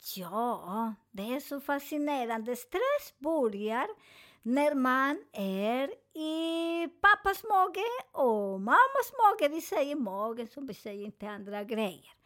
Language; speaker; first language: Swedish; non-native, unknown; Spanish